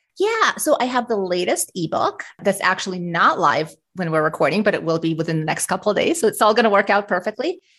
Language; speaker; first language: English; early bilingual, other home language; Russian